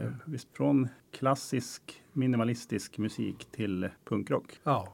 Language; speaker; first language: Swedish; native; Swedish